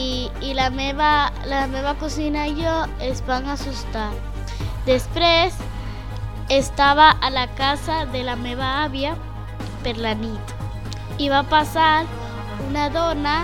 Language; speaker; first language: Catalan; non-native, learner; Spanish